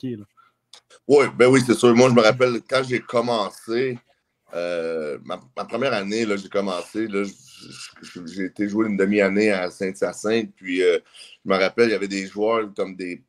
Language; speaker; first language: French; native; French